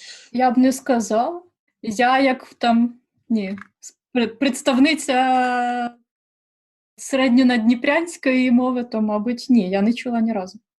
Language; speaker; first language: Ukrainian; native; Ukrainian